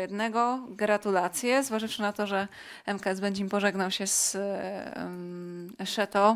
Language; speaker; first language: Polish; native; Polish